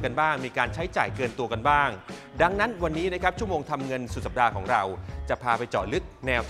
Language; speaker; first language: Thai; native; Thai